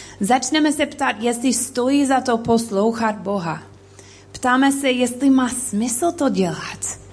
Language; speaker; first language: Czech; non-native, learner; English